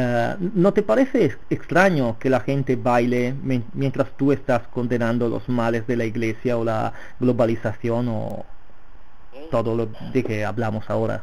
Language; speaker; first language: Spanish; non-native, fluent; Italian